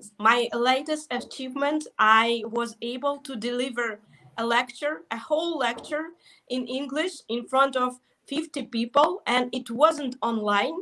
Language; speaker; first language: English; non-native, fluent; Russian